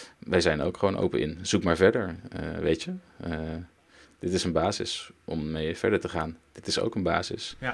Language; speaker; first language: Dutch; early bilingual, other home language; Turkish